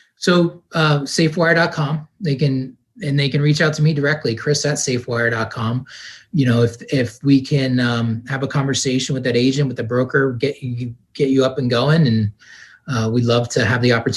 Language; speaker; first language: English; native; English